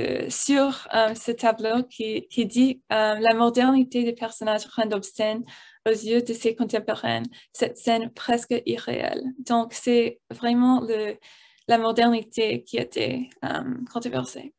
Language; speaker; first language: French; non-native, learner; English